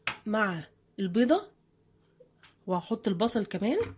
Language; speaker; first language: Arabic; native; Arabic